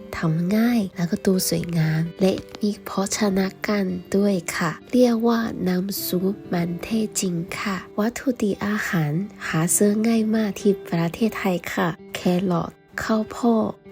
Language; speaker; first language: Thai; non-native, fluent; Chinese